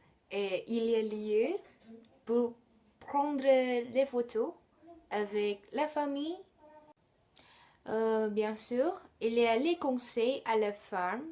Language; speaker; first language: French; non-native, learner; Indonesian